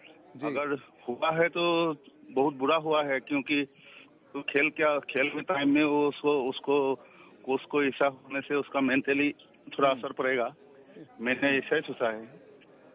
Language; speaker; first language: Hindi; non-native, local second language; Assamese